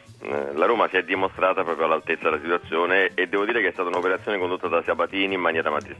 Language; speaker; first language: Italian; native; Italian